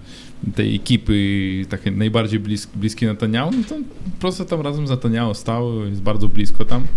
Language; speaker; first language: Polish; non-native, fluent; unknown